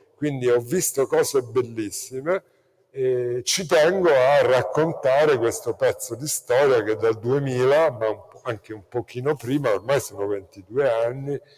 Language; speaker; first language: Italian; native; Italian